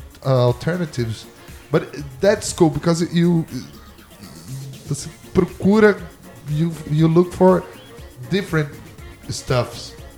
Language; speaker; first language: English; non-native, learner; Portuguese